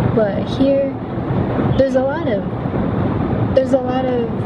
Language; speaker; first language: English; native; English